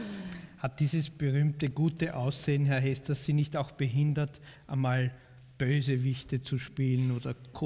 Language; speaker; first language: German; native; German